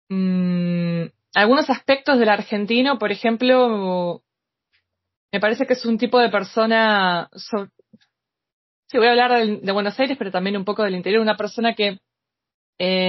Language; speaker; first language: Spanish; native; Spanish